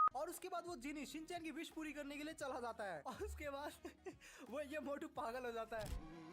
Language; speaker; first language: Hindi; early bilingual, other home language; Nepali